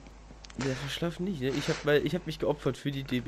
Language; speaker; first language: German; native; German